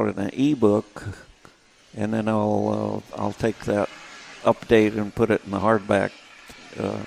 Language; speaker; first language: English; native; English